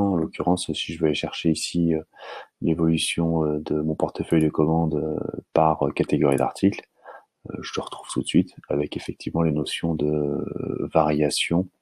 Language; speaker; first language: French; native; French